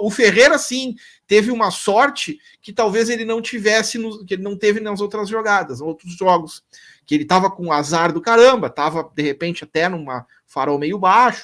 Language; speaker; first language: Portuguese; native; Portuguese